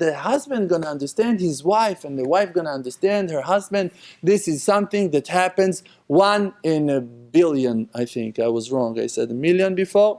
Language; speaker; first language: English; non-native, fluent; Hebrew